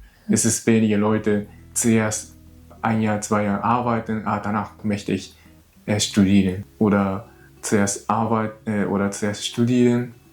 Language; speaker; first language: German; non-native, learner; Japanese